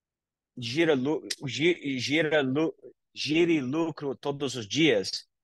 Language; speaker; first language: Portuguese; non-native, fluent; English